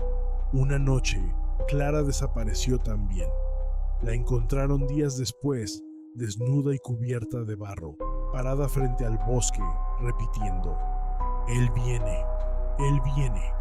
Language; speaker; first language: Spanish; native; Spanish